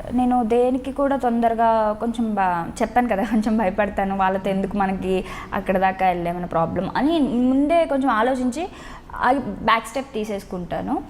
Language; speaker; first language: Telugu; native; Telugu